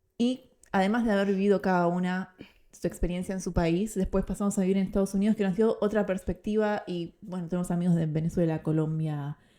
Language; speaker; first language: Spanish; native; Spanish